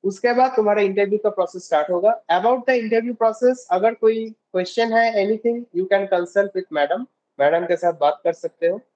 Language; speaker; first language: Hindi; non-native, local second language; Bangla